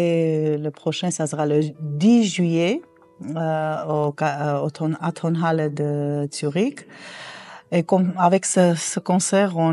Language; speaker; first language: French; non-native, fluent; Armenian